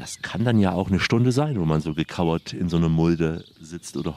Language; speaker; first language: German; native; German